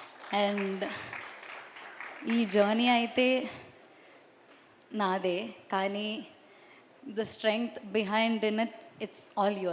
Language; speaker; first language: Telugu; non-native, local second language; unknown